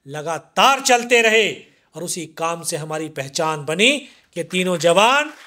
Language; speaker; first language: Hindi; native; Hindi